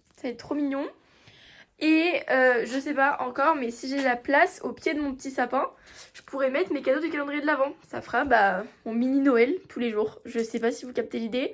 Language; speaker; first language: French; native; French